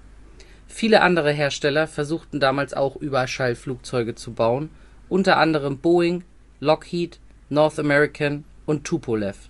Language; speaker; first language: German; native; German